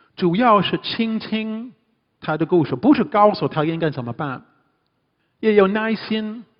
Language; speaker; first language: Chinese; non-native, fluent; English